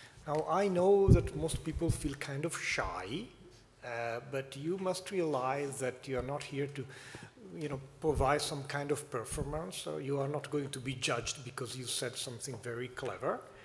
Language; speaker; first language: English; non-native, fluent; Italian